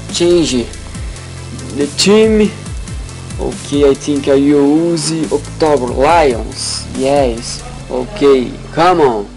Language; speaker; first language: English; non-native, learner; Portuguese